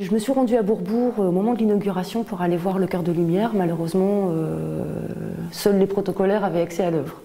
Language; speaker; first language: French; native; French